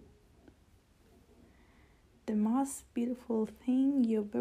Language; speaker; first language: English; non-native, fluent; Italian